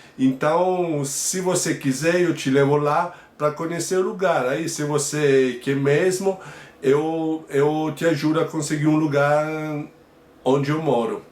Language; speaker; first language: Portuguese; non-native, fluent; Italian